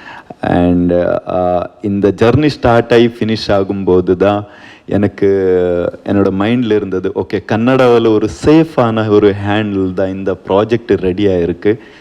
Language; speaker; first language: Tamil; non-native, learner; Kannada